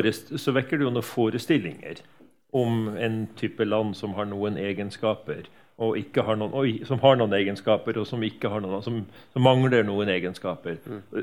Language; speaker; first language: Norwegian; native; Norwegian